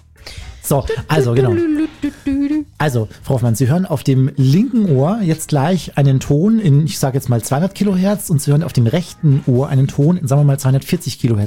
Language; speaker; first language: German; native; German